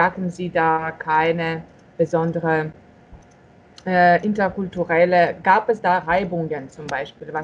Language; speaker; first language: German; non-native, fluent; Russian